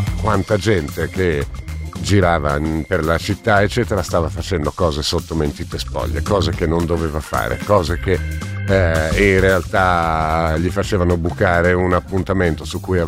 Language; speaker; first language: Italian; native; Italian